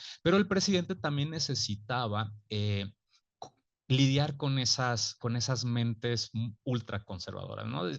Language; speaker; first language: Spanish; native; Spanish